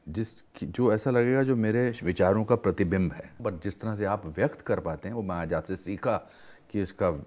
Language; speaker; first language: Hindi; native; Hindi